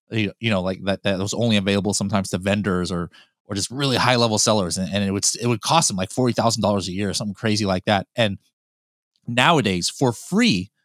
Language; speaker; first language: English; native; English